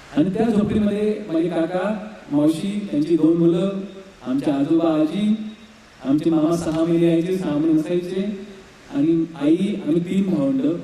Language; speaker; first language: Marathi; non-native, local second language; Bhili